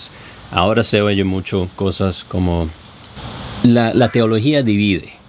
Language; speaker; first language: Spanish; non-native, fluent; English